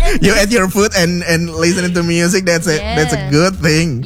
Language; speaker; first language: English; non-native, fluent; Indonesian